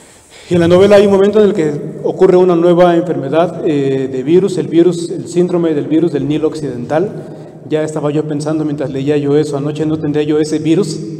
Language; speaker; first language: Spanish; native; Spanish